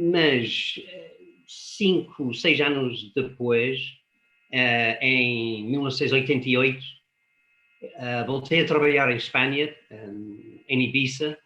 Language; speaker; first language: Portuguese; non-native, fluent; English